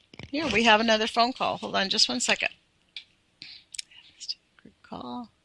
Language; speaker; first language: English; native; English